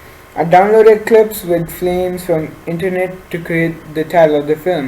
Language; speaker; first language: English; non-native, local second language; Urdu